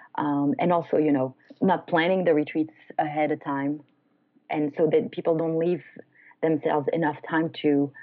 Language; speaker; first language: English; non-native, fluent; French